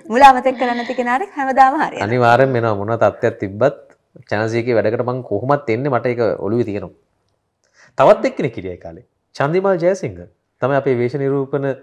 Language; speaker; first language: Sinhala; native; Sinhala